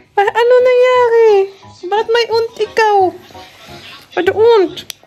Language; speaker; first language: Filipino; non-native, local second language; Cebuano